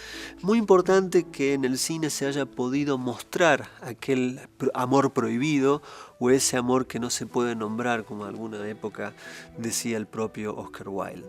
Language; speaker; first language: Spanish; native; Spanish